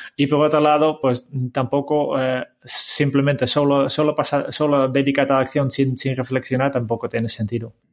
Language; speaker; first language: Spanish; non-native, fluent; Dutch